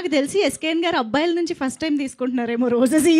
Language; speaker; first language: Telugu; native; Telugu